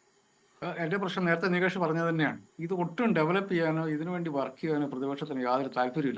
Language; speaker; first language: Malayalam; native; Malayalam